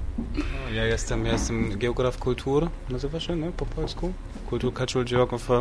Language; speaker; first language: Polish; non-native, learner; German